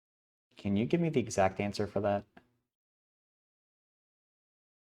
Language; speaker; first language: English; native; English